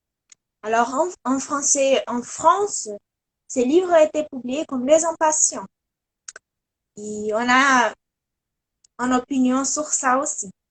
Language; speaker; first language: French; non-native, learner; Portuguese